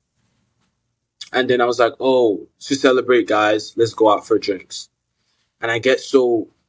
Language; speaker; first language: English; non-native, local second language; Yoruba